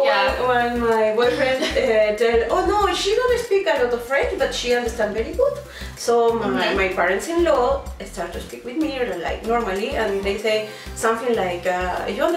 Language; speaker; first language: English; non-native, learner; Spanish